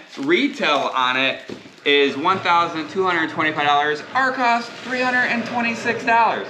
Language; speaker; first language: English; native; English